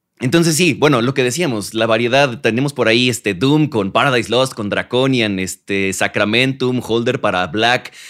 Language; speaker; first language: Spanish; native; Spanish